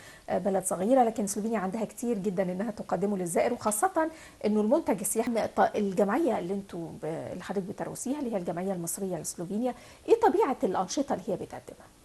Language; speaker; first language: Arabic; native; Arabic